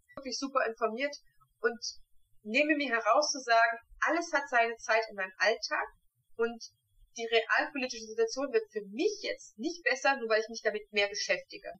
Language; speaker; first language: German; native; German